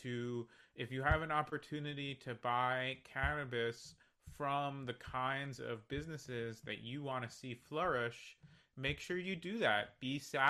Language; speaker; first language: English; native; English